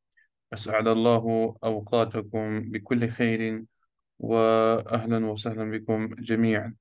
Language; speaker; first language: Arabic; non-native, fluent; Urdu